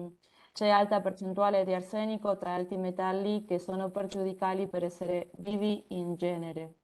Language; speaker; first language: Italian; non-native, learner; Spanish